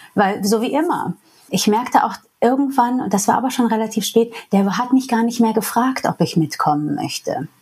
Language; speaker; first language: German; non-native, fluent; English